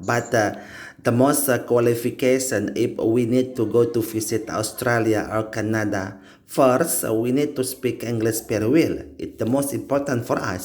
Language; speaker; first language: English; non-native, learner; Indonesian